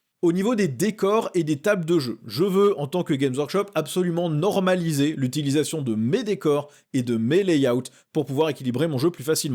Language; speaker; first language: French; native; French